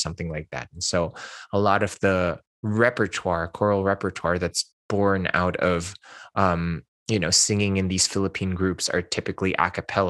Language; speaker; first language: English; non-native, local second language; Min Nan Chinese